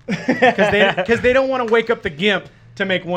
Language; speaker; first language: English; native; English